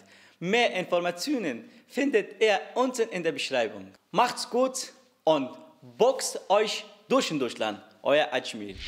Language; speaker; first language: German; non-native, learner; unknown